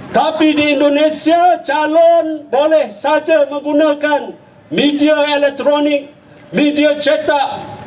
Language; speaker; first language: Malay; native; Malay